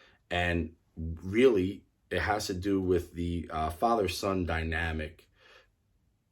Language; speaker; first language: English; native; English